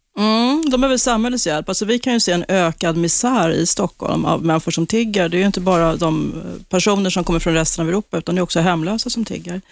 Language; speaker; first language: Swedish; native; Swedish